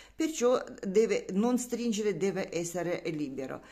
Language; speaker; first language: Italian; non-native, learner; Russian